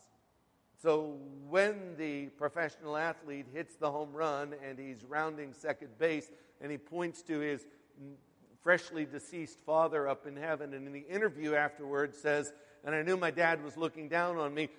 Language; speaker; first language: English; native; English